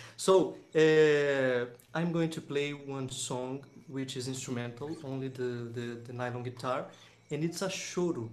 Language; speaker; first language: English; non-native, fluent; Portuguese